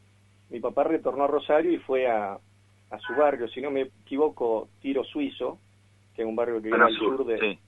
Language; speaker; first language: Spanish; native; Spanish